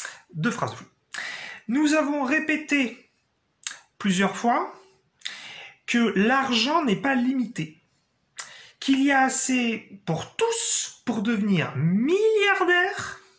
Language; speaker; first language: French; native; French